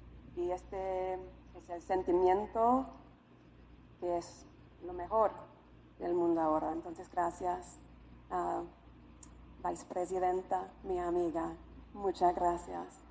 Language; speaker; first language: Spanish; non-native, fluent; English